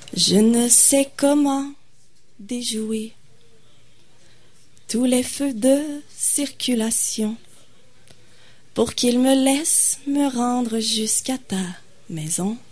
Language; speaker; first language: French; native; French